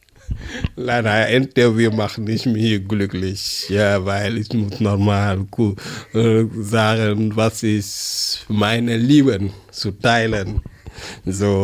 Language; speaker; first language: German; non-native, learner; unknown